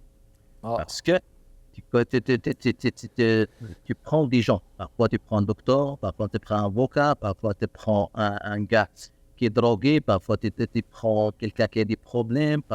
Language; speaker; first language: French; non-native, learner; Arabic